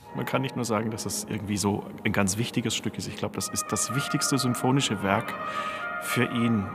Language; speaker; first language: German; native; German